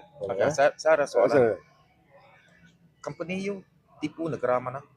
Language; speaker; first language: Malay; non-native, local second language; Chinese